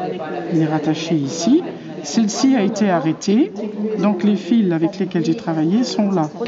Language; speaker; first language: French; native; French